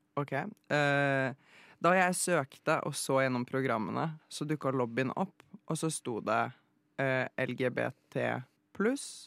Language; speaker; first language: Norwegian; early bilingual, other home language; Polish